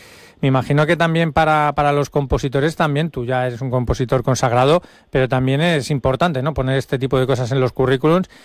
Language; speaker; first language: Spanish; native; Spanish